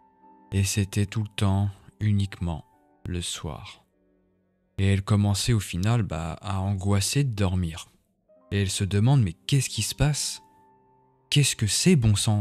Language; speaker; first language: French; native; French